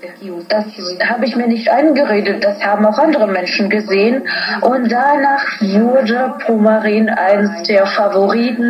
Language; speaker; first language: German; non-native, fluent; Russian